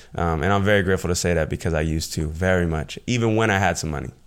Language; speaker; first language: English; native; English